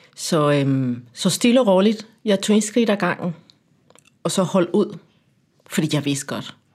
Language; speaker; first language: Danish; non-native, fluent; Spanish